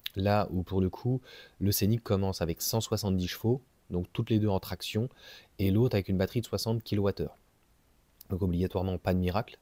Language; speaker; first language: French; native; French